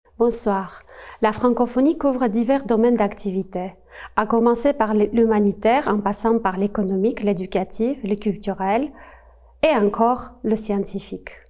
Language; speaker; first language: French; non-native, fluent; Armenian